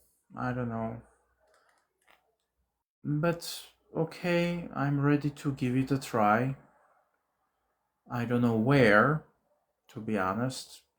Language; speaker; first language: English; non-native, fluent; Armenian